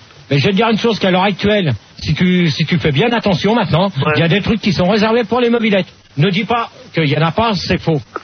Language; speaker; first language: French; native; French